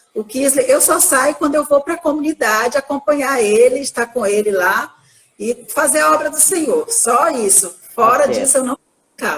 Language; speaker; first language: Portuguese; native; Portuguese